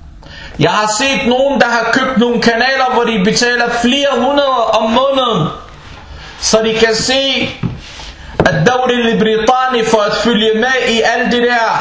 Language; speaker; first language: Danish; non-native, local second language; Arabic